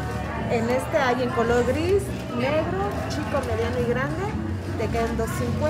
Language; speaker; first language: Spanish; native; Spanish